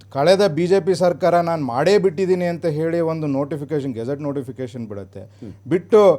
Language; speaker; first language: Kannada; native; Kannada